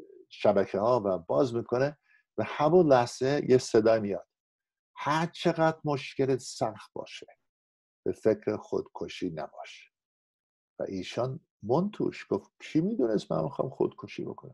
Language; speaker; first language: Persian; non-native, fluent; English